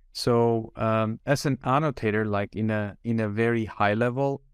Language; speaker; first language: English; non-native, fluent; Armenian